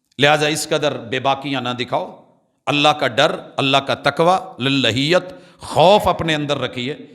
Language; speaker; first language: Urdu; non-native, local second language; Punjabi